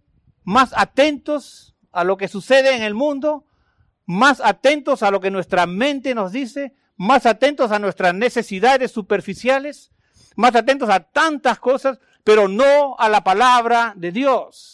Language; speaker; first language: Spanish; native; Spanish